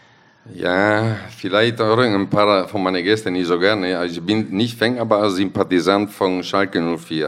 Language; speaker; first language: German; non-native, fluent; Italian